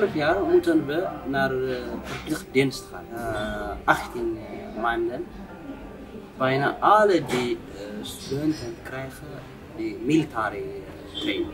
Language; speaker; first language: Dutch; non-native, learner; Tigrinya